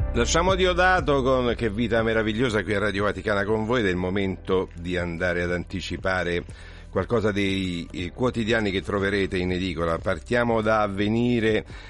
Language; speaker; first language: Italian; native; Italian